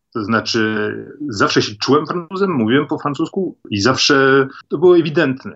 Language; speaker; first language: Polish; early bilingual, heritage; Polish